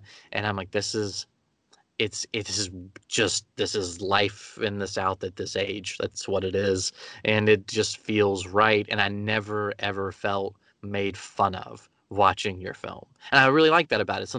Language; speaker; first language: English; native; English